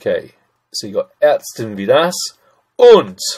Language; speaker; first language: German; non-native, fluent; English